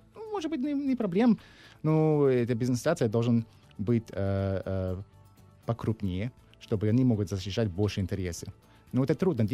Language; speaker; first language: Russian; non-native, learner; English